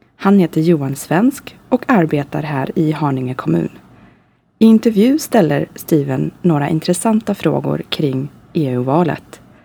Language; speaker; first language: Swedish; native; Swedish